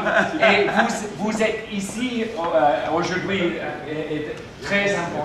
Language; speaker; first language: French; non-native, learner; English